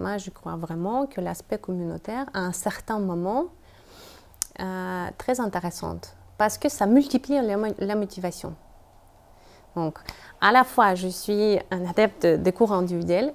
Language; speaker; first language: French; non-native, fluent; Russian